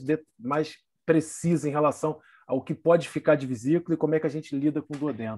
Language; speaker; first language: Portuguese; native; Portuguese